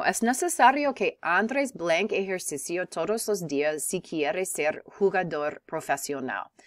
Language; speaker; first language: Spanish; non-native, fluent; English